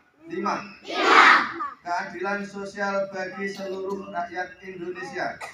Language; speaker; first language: Indonesian; native; Indonesian